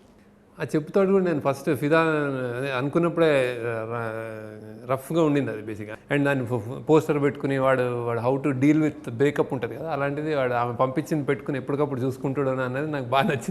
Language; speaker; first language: Telugu; native; Telugu